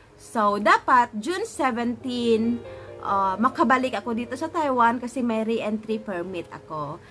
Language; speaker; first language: Filipino; native; Filipino